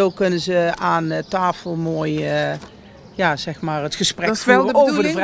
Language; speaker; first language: Dutch; native; Dutch